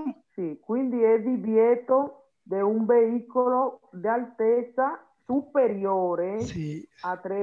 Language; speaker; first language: Italian; non-native, fluent; Spanish